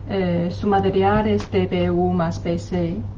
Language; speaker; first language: Spanish; non-native, learner; Chinese